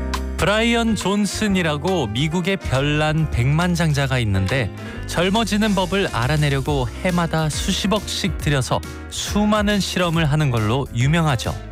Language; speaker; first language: Korean; native; Korean